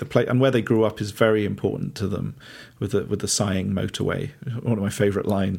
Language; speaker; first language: English; native; English